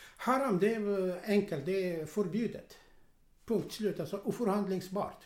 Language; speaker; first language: Swedish; non-native, fluent; Arabic